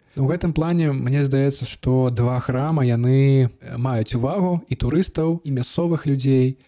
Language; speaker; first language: Belarusian; native; Belarusian